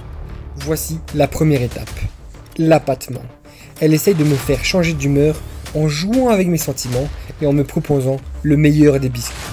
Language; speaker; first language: French; native; French